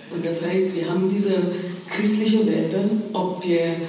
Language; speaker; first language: German; non-native, fluent; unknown